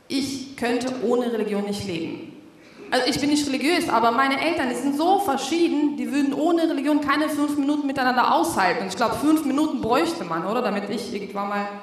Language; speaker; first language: German; non-native, fluent; Russian